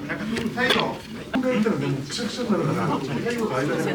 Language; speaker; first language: Japanese; native; Japanese